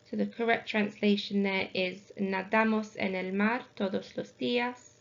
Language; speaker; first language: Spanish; non-native, fluent; English